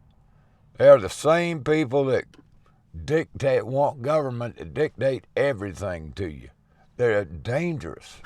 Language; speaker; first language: English; native; English